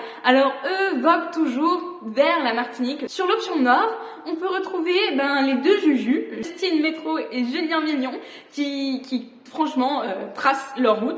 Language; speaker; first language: French; native; French